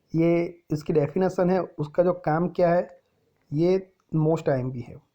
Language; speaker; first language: Hindi; non-native, local second language; Gujarati